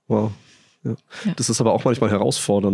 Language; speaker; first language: German; native; German